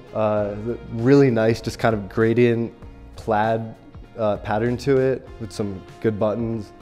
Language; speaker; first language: English; native; English